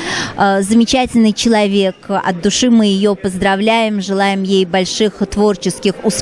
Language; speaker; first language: Russian; native; Russian